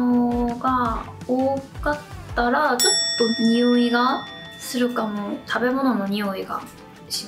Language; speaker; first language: Japanese; non-native, fluent; Korean